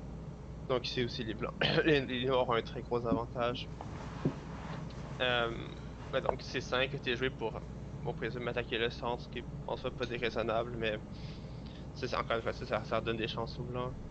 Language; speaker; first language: French; native; French